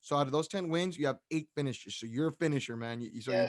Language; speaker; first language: English; native; English